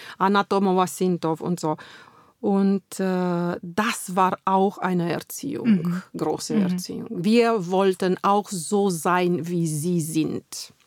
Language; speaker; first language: German; non-native, fluent; Romanian